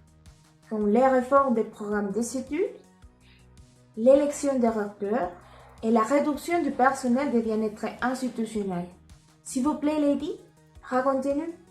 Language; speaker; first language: French; non-native, learner; Spanish